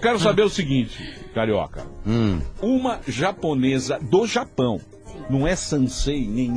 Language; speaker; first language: Portuguese; native; Portuguese